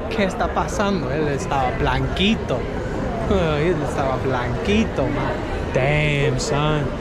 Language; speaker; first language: Spanish; non-native, learner; English